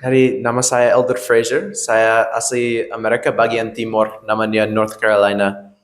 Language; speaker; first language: Indonesian; non-native, fluent; English